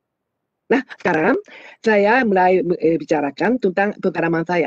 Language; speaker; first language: Indonesian; non-native, fluent; Japanese